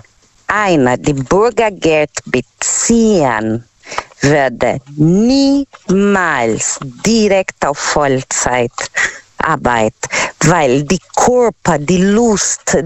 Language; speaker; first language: German; non-native, learner; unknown